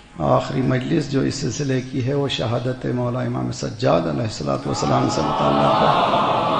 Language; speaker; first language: Urdu; native; Urdu